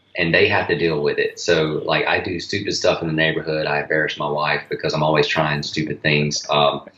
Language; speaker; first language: English; native; English